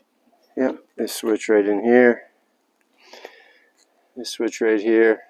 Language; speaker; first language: English; native; English